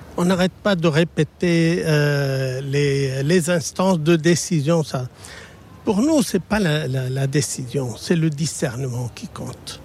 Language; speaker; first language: French; non-native, local second language; Arabic